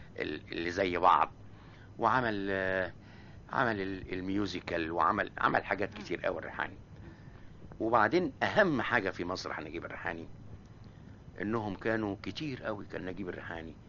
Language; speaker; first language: Arabic; native; Arabic